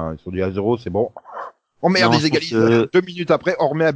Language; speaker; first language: French; native; French